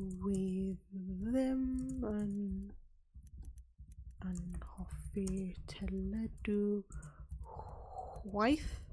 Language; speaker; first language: Welsh; non-native, learner; English